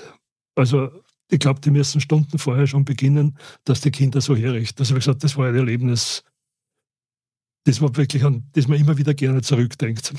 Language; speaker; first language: German; native; German